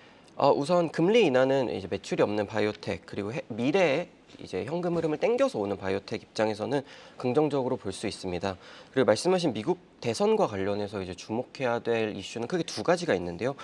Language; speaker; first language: Korean; native; Korean